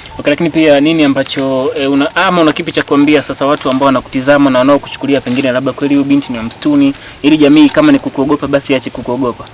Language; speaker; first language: Swahili; native; Swahili